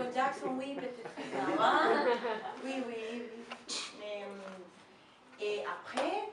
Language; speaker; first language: French; non-native, learner; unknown